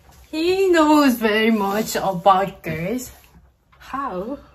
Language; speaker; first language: English; non-native, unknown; Korean